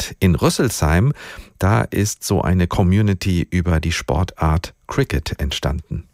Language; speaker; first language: German; native; German